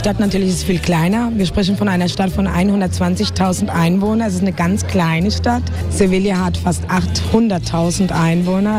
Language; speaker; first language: German; non-native, fluent; Spanish